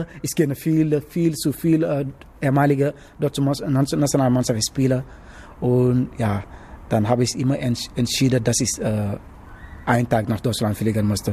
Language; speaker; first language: German; non-native, learner; Wolof